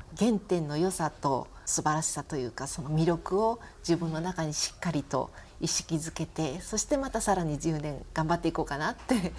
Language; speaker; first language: Japanese; native; Japanese